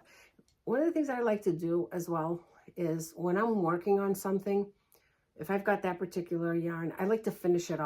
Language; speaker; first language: English; early bilingual, other home language; Portuguese